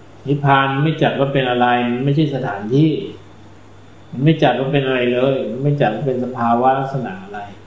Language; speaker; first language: Thai; native; Thai